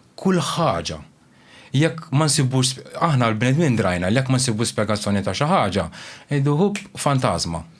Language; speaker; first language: Maltese; early bilingual, other home language; Romanian